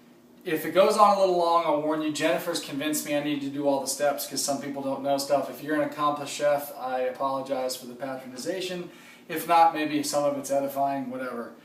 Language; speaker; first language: English; native; English